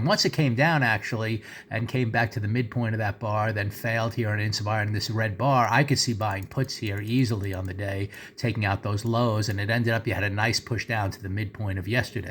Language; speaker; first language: English; native; English